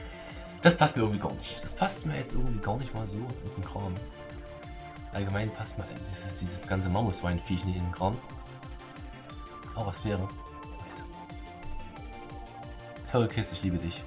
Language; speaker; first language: German; native; German